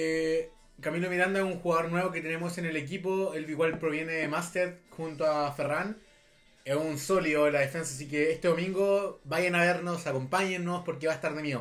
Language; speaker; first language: Spanish; native; Spanish